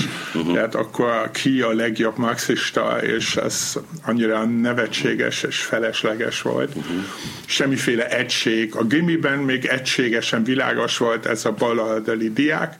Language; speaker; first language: Hungarian; non-native, fluent; German